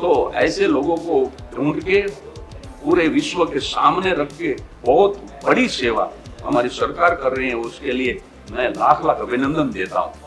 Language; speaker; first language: Hindi; non-native, local second language; Gujarati